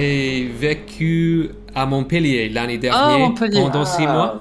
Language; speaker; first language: French; non-native, learner; English